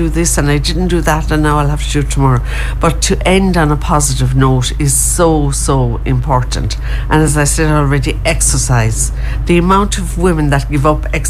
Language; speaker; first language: English; native; English